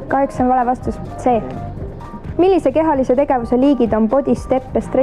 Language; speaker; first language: Estonian; native; Estonian